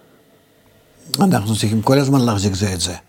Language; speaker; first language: Hebrew; non-native, fluent; Russian